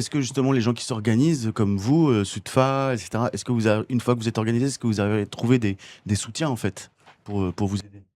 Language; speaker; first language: French; native; French